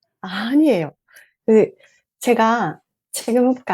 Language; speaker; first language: Korean; non-native, fluent; Japanese